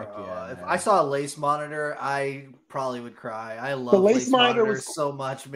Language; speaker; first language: English; native; English